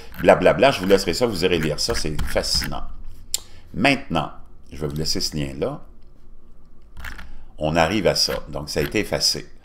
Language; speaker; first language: French; native; French